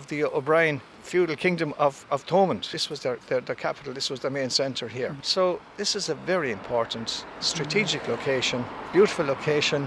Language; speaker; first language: English; native; English